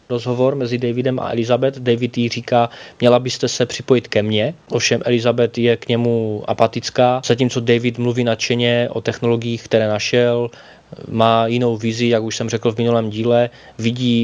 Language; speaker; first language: Czech; native; Czech